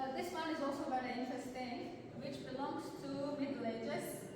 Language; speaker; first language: English; non-native, learner; Azerbaijani